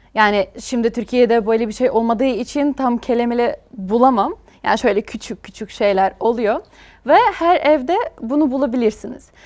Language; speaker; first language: Turkish; non-native, fluent; Arabic